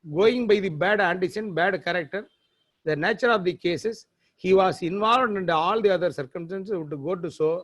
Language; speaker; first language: English; non-native, local second language; Tamil